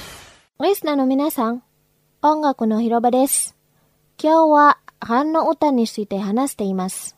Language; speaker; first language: Japanese; non-native, fluent; Indonesian